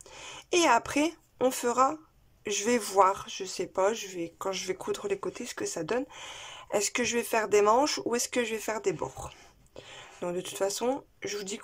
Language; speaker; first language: French; native; French